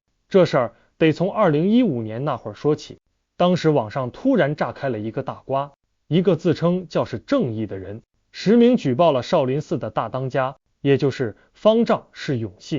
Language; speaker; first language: Chinese; native; Chinese